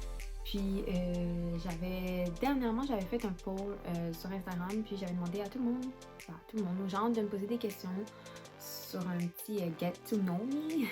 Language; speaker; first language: French; native; French